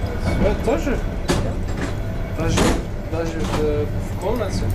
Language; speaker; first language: Russian; non-native, learner; French